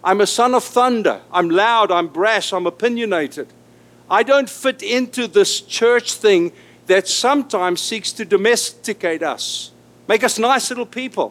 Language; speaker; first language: English; non-native, local second language; Afrikaans